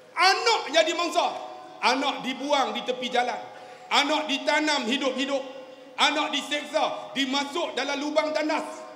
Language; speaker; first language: Malay; native; Malay